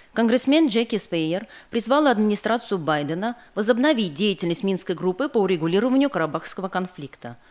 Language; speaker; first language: Russian; non-native, local second language; Armenian